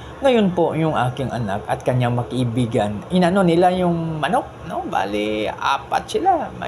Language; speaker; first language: Filipino; non-native, local second language; Hiligaynon